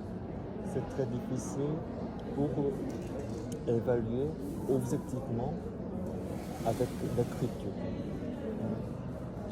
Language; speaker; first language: French; non-native, fluent; Korean